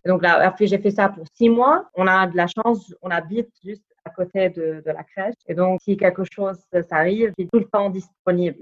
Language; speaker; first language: French; non-native, fluent; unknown